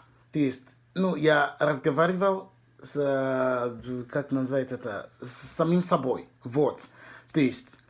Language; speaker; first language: Russian; non-native, fluent; English